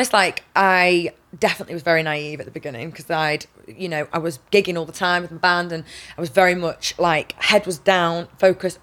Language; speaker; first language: English; native; English